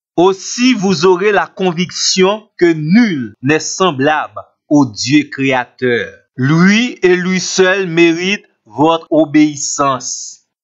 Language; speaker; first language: French; non-native, local second language; Haitian Creole